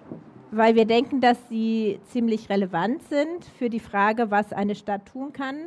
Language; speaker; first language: German; native; German